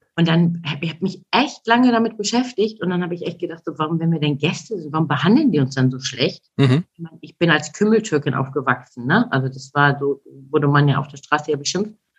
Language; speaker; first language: German; early bilingual, other home language; Turkish